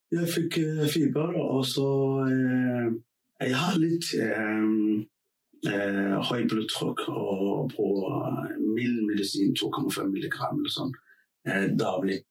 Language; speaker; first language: Danish; non-native, fluent; Somali